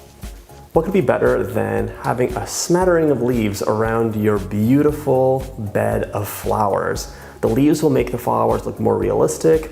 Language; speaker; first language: English; native; English